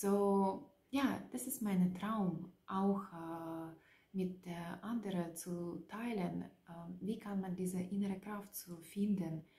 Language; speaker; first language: German; non-native, learner; Russian